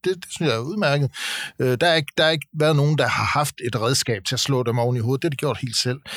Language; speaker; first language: Danish; native; Danish